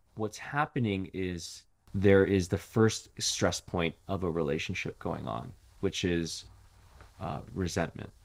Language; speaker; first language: English; native; English